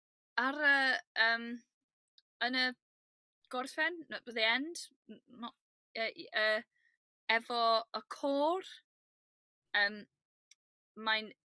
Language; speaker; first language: Welsh; non-native, learner; English